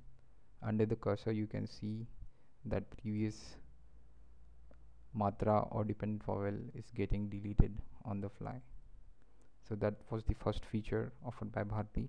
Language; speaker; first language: English; non-native, local second language; Marathi